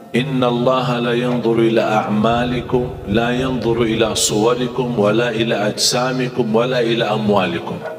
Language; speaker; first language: Malay; non-native, fluent; Arabic